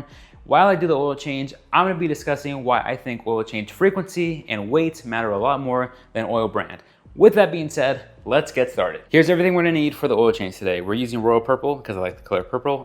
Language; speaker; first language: English; native; English